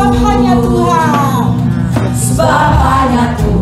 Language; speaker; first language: Indonesian; native; Indonesian